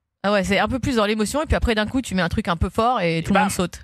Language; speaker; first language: French; native; French